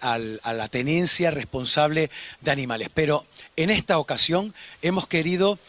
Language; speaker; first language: Spanish; native; Spanish